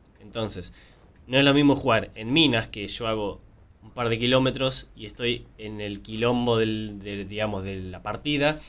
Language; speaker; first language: Spanish; native; Spanish